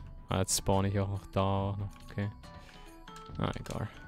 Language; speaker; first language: German; native; German